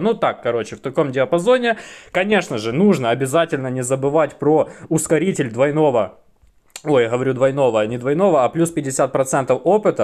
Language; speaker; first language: Russian; native; Russian